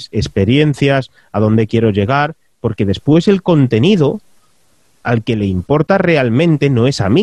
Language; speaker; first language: Spanish; native; Spanish